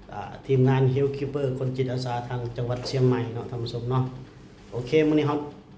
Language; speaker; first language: Lao; non-native, local second language; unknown